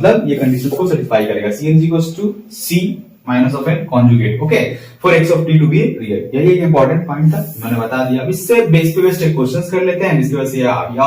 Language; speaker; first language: Hindi; native; Hindi